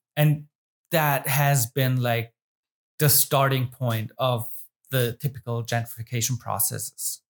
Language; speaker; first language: English; non-native, fluent; German